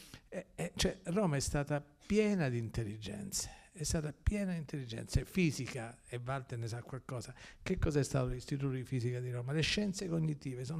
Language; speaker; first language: Italian; native; Italian